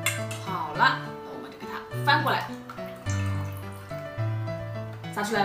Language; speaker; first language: Chinese; native; Chinese